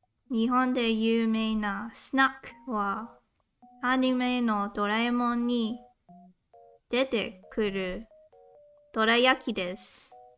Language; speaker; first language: Japanese; non-native, learner; Cantonese